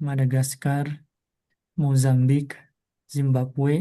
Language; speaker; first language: Arabic; non-native, fluent; Indonesian